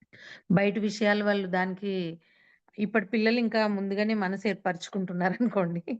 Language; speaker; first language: Telugu; native; Telugu